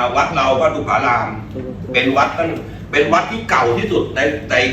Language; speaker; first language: Thai; native; Thai